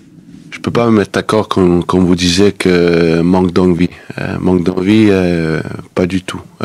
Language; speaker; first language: French; non-native, fluent; Danish